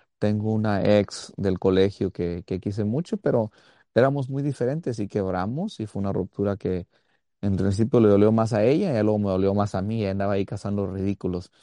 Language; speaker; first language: Spanish; early bilingual, heritage; Spanish